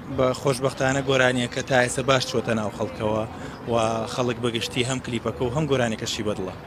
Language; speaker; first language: Central Kurdish; non-native, local second language; Gurani